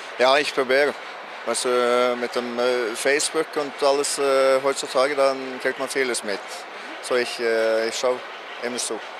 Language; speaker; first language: German; non-native, fluent; Norwegian